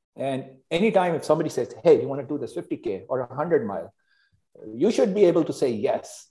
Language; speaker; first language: English; non-native, local second language; Hindi